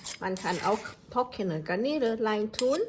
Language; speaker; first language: German; non-native, learner; Thai